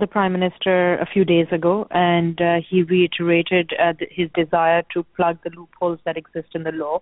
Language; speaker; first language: English; non-native, local second language; Urdu